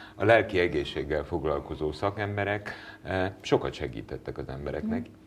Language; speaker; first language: Hungarian; native; Hungarian